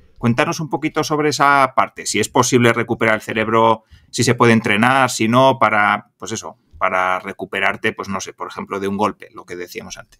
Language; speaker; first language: Spanish; native; Spanish